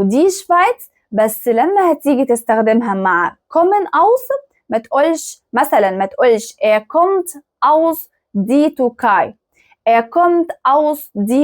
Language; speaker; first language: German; non-native, fluent; Arabic